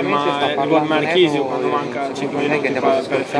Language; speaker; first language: Italian; non-native, learner; Portuguese